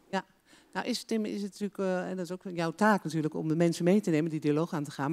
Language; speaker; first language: Dutch; native; Dutch